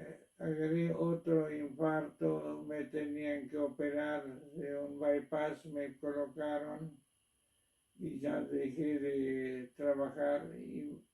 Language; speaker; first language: Spanish; non-native, local second language; German